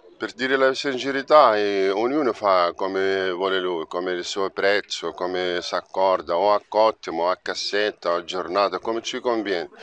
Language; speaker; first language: Italian; non-native, fluent; Arabic